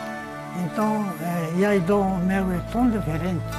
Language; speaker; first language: Portuguese; non-native, learner; Japanese